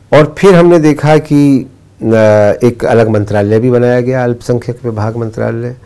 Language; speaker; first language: Hindi; native; Hindi